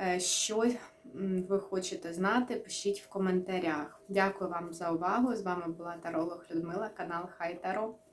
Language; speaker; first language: Ukrainian; non-native, local second language; Russian